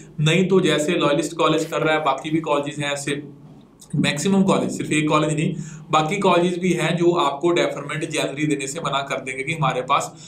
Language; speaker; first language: Hindi; non-native, local second language; Punjabi